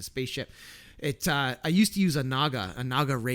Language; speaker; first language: English; native; English